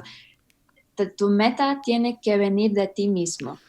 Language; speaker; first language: Spanish; early bilingual, heritage; English